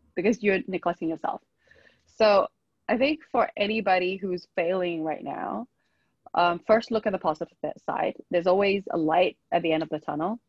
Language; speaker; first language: English; non-native, local second language; Chinese